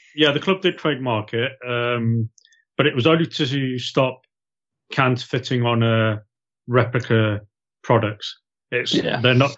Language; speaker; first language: English; native; English